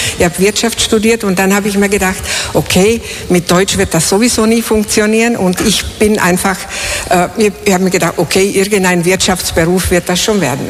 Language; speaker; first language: German; non-native, fluent; Czech